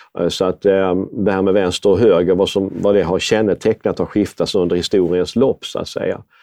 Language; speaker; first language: Swedish; native; Swedish